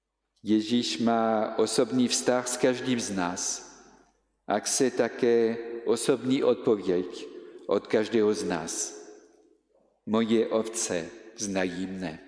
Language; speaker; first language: Czech; non-native, fluent; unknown